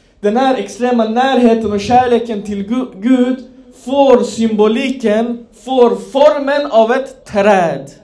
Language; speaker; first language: Swedish; non-native, fluent; Persian